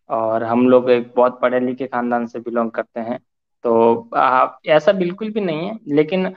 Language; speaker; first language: Hindi; native; Hindi